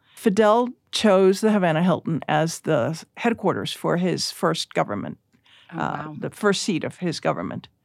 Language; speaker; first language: English; early bilingual, other home language; Spanish